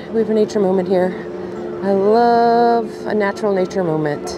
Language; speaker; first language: English; native; English